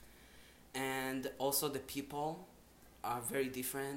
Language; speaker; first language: English; non-native, fluent; Hebrew